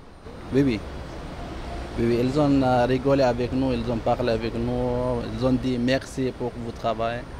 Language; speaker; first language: French; non-native, learner; Somali